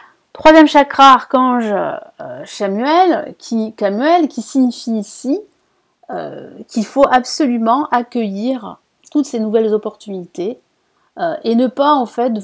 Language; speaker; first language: French; native; French